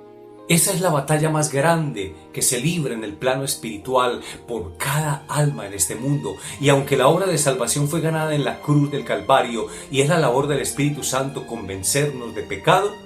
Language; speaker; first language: Spanish; native; Spanish